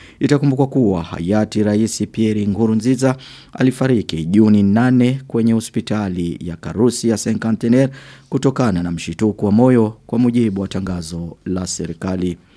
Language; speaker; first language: Swahili; non-native, local second language; Rundi